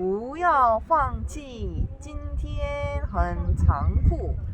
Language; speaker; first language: Chinese; non-native, learner; Korean